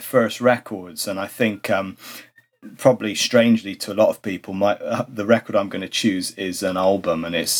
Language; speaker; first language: English; native; English